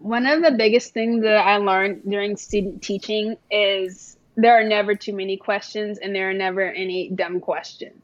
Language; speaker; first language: English; native; English